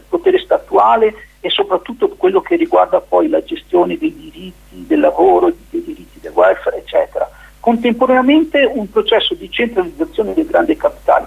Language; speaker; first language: Italian; native; Italian